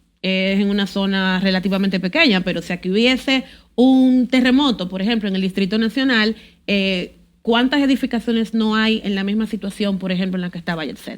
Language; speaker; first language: Spanish; native; Spanish